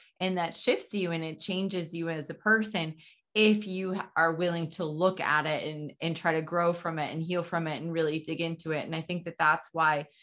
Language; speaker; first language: English; native; English